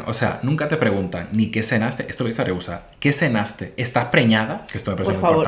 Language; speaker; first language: Spanish; native; Spanish